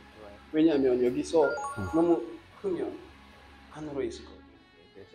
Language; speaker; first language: Korean; non-native, learner; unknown